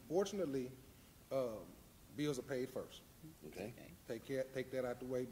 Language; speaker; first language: English; native; English